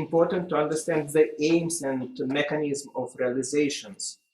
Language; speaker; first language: English; non-native, fluent; Russian